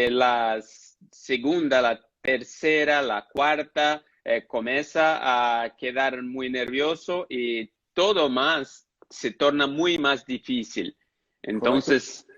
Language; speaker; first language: Spanish; non-native, fluent; Portuguese